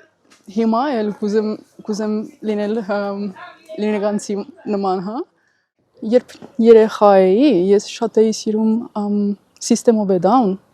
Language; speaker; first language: Armenian; non-native, learner; Italian